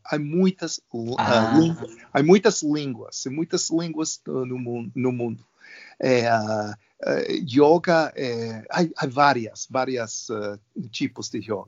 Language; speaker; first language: Portuguese; non-native, learner; English